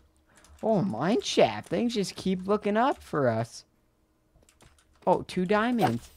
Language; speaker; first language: English; native; English